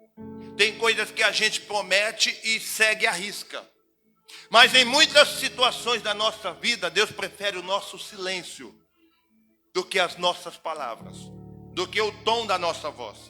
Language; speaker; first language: Portuguese; native; Portuguese